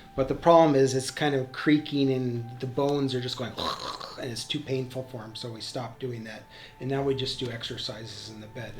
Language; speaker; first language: English; native; English